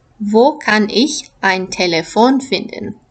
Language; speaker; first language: German; non-native, fluent; English